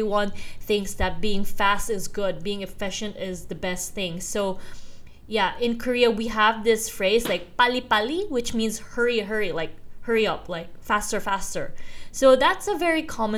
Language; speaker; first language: English; non-native, local second language; Korean